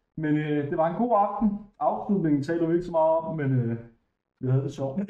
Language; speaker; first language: Danish; native; Danish